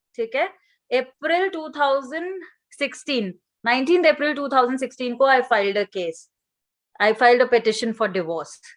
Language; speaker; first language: Hindi; native; Hindi